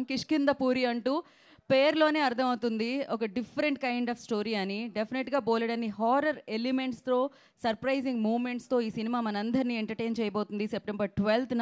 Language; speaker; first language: Telugu; native; Telugu